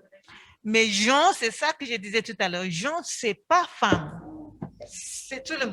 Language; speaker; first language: French; non-native, fluent; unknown